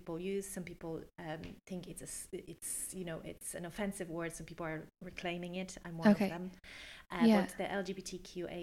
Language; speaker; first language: English; non-native, fluent; Polish